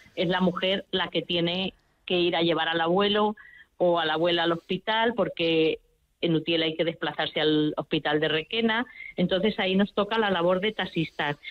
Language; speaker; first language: Spanish; native; Spanish